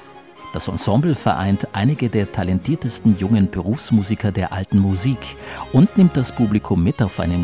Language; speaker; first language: German; native; German